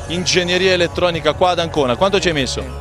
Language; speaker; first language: Italian; native; Italian